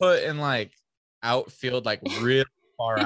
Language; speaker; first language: English; early bilingual, other home language; Spanish